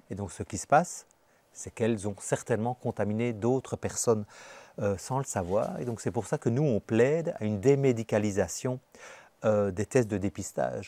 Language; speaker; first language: French; native; French